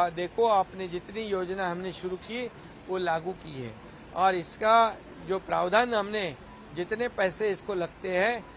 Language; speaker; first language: Hindi; non-native, local second language; Marathi